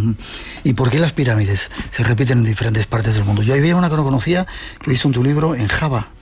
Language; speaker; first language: Spanish; native; Spanish